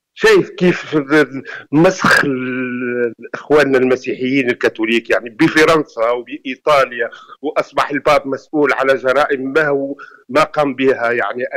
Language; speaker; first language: Arabic; native; Arabic